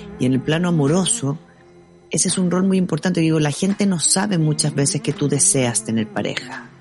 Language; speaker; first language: Spanish; native; Spanish